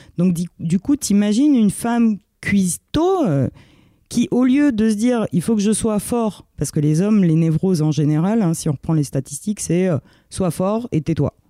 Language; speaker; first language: French; early bilingual, other home language; Romanian